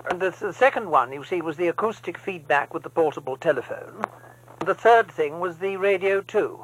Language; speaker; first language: English; native; English